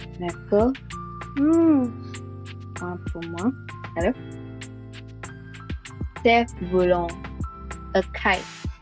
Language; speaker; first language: French; non-native, learner; Yoruba